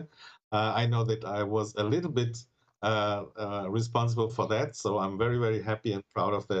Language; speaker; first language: English; non-native, fluent; German